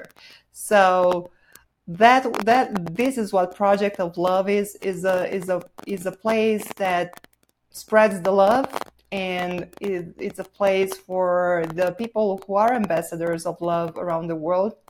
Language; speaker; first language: English; non-native, fluent; Romanian